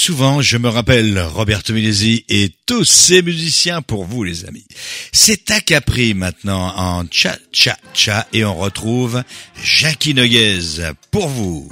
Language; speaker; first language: French; native; French